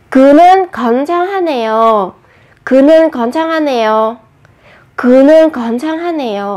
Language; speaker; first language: Korean; non-native, fluent; Vietnamese